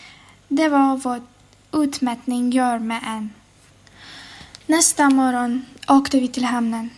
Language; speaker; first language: Swedish; non-native, fluent; Ukrainian